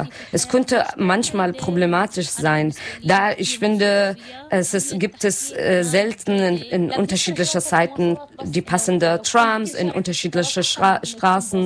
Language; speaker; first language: German; non-native, learner; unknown